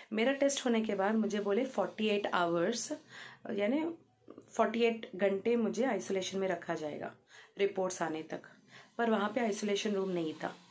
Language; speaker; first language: Hindi; non-native, local second language; Telugu